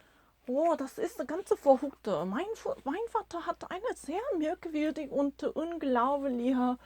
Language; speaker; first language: German; non-native, learner; Korean